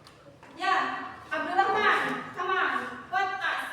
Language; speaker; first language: English; non-native, learner; Indonesian